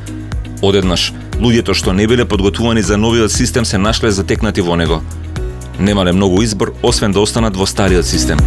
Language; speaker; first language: Macedonian; native; Macedonian